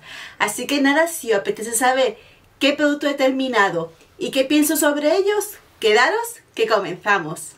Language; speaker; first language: Spanish; native; Spanish